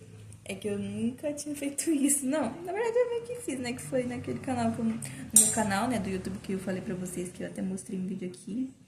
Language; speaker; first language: Portuguese; native; Portuguese